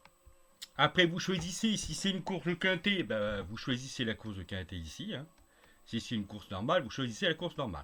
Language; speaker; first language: French; native; French